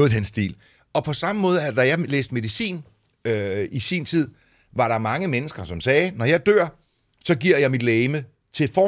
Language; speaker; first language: Danish; native; Danish